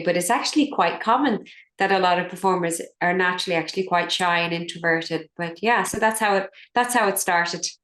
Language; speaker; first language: English; native; English